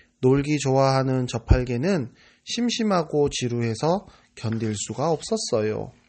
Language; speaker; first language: Korean; native; Korean